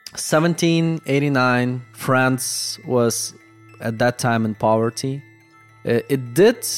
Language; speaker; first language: English; non-native, fluent; Russian